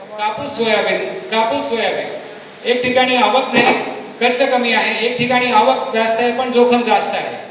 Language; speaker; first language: Marathi; non-native, local second language; Hindi